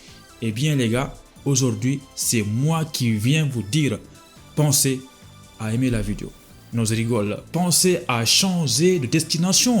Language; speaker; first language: French; non-native, local second language; Wolof